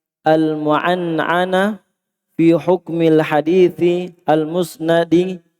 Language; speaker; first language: Arabic; non-native, learner; Indonesian